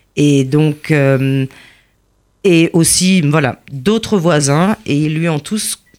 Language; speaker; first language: French; non-native, fluent; Polish